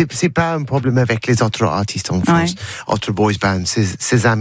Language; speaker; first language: French; non-native, learner; English